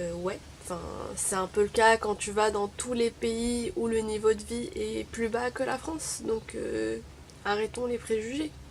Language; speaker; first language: French; non-native, local second language; Arabic